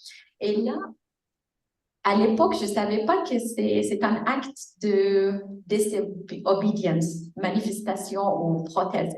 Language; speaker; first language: French; non-native, fluent; Arabic